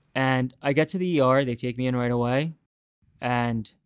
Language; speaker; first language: English; native; English